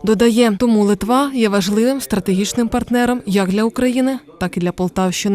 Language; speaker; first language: Ukrainian; native; Ukrainian